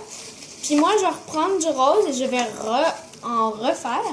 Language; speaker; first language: French; native; French